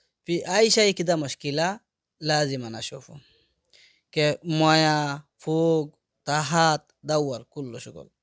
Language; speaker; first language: Arabic; non-native, learner; Bangla